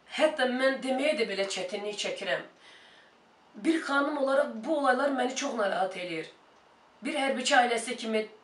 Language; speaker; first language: Azerbaijani; non-native, local second language; Talysh